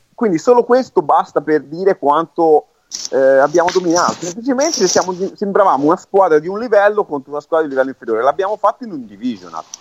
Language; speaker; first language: Italian; native; Italian